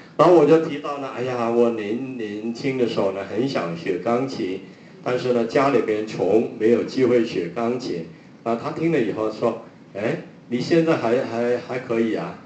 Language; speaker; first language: Chinese; non-native, local second language; Cantonese